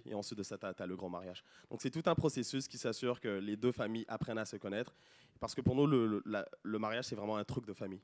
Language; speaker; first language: French; non-native, local second language; Lingala